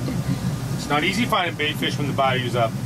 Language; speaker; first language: English; native; English